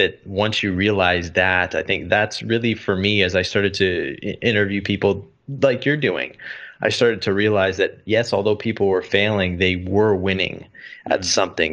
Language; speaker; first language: English; native; English